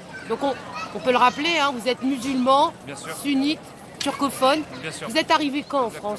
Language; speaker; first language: French; native; French